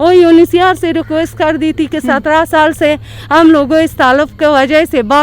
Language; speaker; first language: Hindi; non-native, learner; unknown